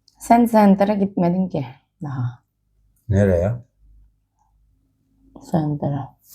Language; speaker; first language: Turkish; non-native, learner; Russian